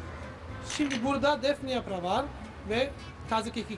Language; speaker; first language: Turkish; non-native, learner; Italian